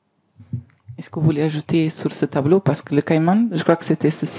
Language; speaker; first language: French; non-native, learner; Spanish